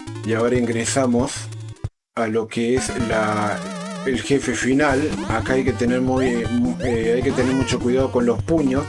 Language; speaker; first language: Spanish; native; Spanish